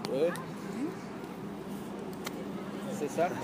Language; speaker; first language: French; non-native, learner; Dutch